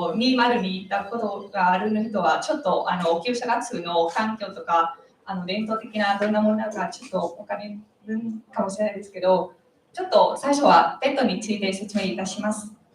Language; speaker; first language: Japanese; non-native, learner; Vietnamese